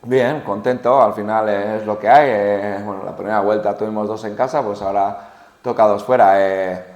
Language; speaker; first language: Spanish; native; Spanish